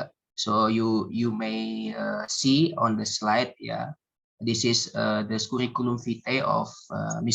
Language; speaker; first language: English; non-native, learner; Indonesian